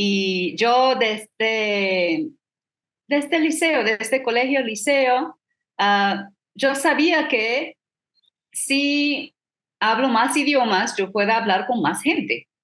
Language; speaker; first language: Spanish; non-native, fluent; English